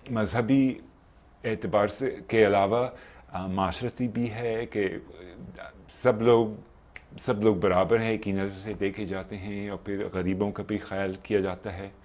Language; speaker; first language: Urdu; non-native, fluent; English